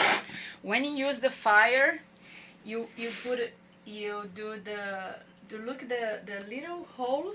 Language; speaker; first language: English; non-native, learner; Portuguese